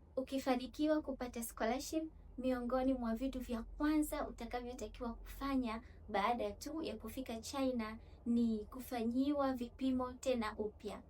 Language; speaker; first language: Swahili; native; Swahili